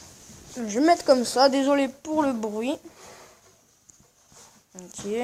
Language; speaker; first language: French; native; French